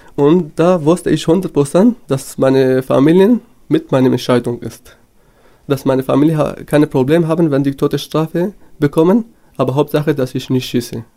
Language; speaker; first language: German; non-native, fluent; Kurdish